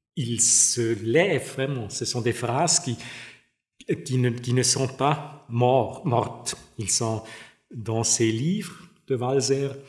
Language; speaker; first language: French; non-native, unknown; German